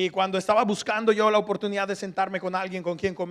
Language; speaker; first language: Spanish; early bilingual, heritage; Spanish